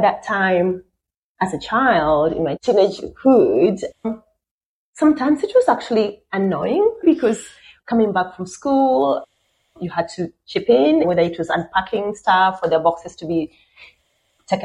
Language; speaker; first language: English; non-native, local second language; Luo (Kenya and Tanzania)